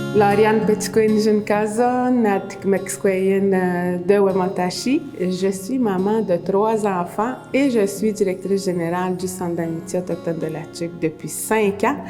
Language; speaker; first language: French; non-native, local second language; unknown